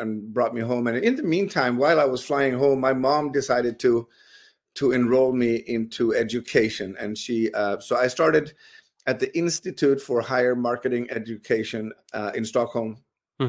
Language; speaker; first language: English; non-native, fluent; Swedish